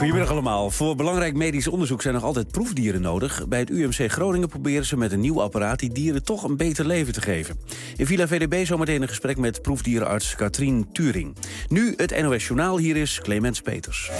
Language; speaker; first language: Dutch; native; Dutch